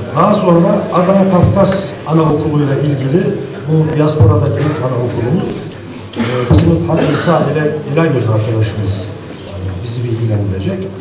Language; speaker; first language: Turkish; non-native, local second language; Adyghe